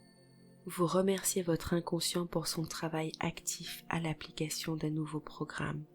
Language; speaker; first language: French; native; French